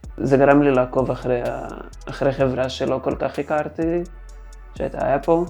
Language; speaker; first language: Hebrew; non-native, fluent; Portuguese